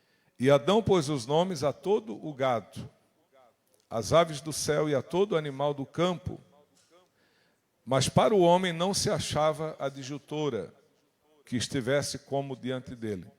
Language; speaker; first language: Portuguese; native; Portuguese